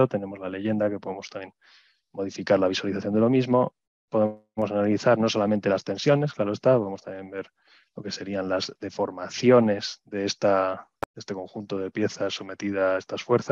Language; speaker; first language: Spanish; native; Spanish